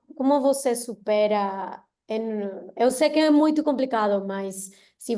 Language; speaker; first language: Portuguese; non-native, learner; Spanish